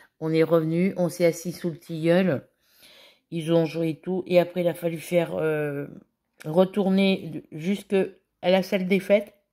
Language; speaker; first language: French; native; French